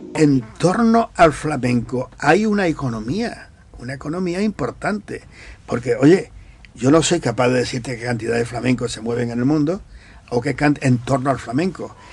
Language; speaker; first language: Spanish; native; Spanish